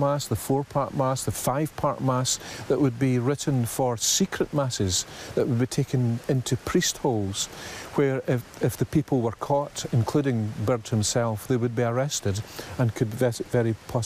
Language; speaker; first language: English; native; English